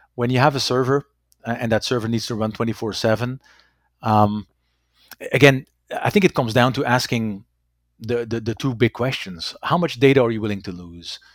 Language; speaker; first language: English; non-native, fluent; Dutch